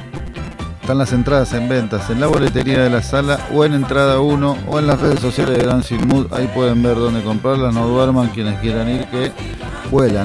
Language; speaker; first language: Spanish; native; Spanish